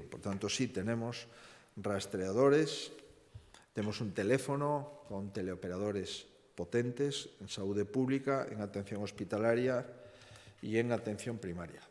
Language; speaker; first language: Spanish; non-native, local second language; Galician